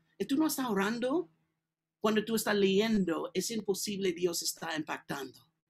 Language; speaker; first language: Spanish; non-native, learner; English